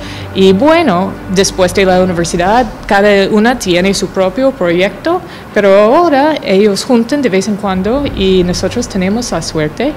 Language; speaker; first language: Spanish; non-native, fluent; English